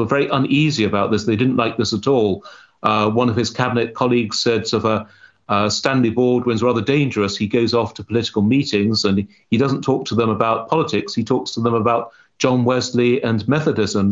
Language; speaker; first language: English; native; English